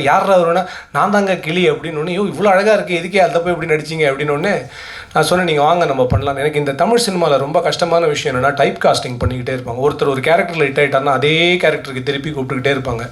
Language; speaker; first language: Tamil; native; Tamil